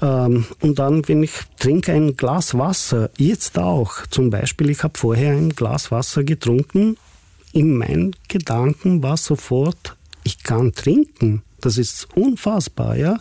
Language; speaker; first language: German; non-native, fluent; Hungarian